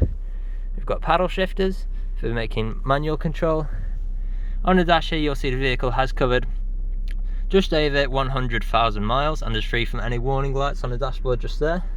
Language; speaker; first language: English; native; English